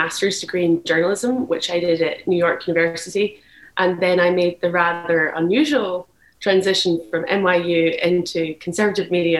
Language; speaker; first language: English; native; English